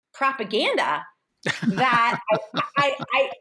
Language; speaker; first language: English; native; English